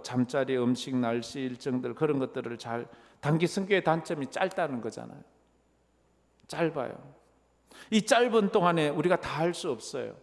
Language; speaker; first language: Korean; native; Korean